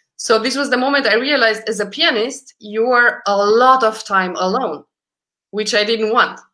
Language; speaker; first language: English; early bilingual, other home language; Romanian